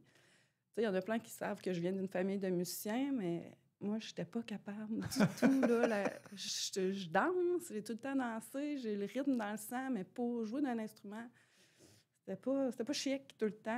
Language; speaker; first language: French; native; French